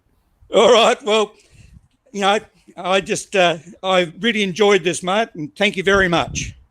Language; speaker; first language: English; native; English